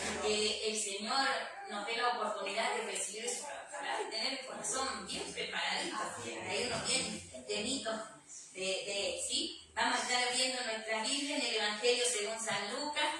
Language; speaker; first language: Spanish; native; Spanish